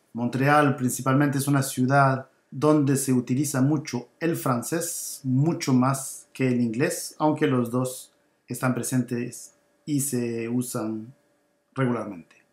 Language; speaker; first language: Spanish; native; Spanish